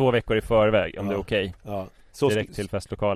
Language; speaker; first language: Swedish; native; Swedish